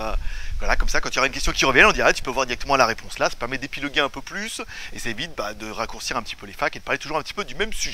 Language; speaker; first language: French; native; French